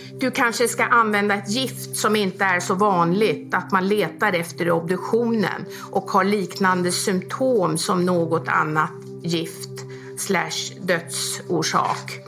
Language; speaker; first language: Swedish; native; Swedish